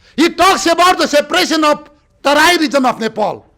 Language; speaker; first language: English; non-native, local second language; Nepali